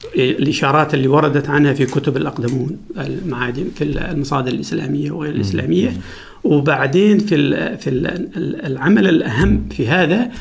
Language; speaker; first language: Arabic; non-native, local second language; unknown